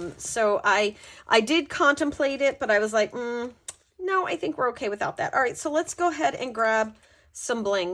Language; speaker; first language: English; native; English